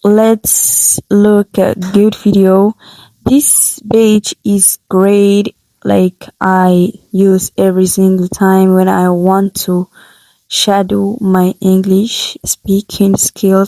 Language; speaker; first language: English; non-native, learner; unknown